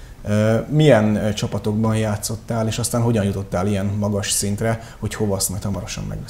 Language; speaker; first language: Hungarian; native; Hungarian